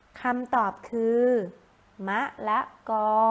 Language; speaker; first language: Thai; native; Thai